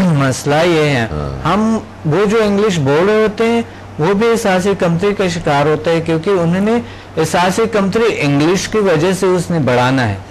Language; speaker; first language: Urdu; non-native, local second language; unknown